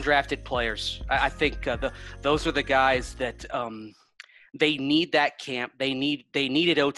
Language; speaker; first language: English; native; English